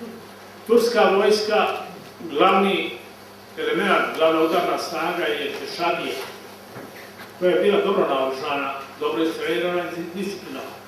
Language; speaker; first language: Bosnian; native; Bosnian